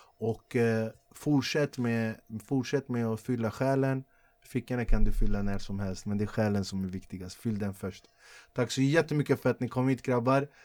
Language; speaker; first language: Swedish; early bilingual, other home language; Kurdish